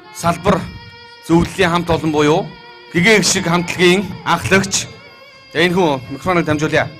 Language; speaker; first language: Mongolian; native; Mongolian